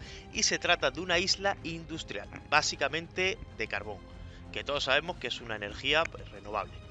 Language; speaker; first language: Spanish; native; Spanish